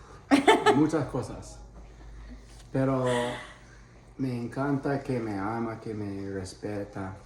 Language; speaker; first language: Spanish; non-native, fluent; English